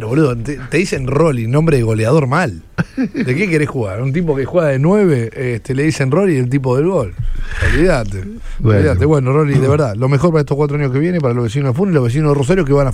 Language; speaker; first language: Spanish; native; Spanish